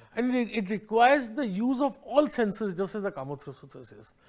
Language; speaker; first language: English; non-native, local second language; Hindi